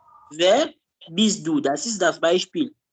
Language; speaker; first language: German; non-native, learner; French